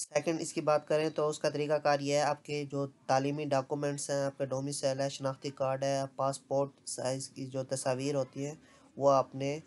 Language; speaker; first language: Urdu; non-native, local second language; Punjabi